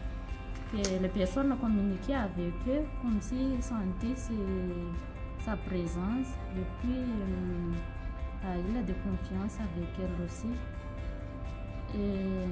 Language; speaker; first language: French; non-native, learner; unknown